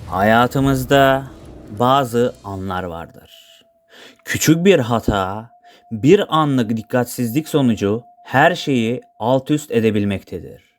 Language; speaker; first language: Turkish; native; Turkish